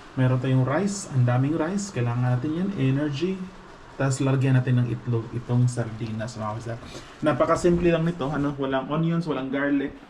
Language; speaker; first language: Filipino; non-native, local second language; Cebuano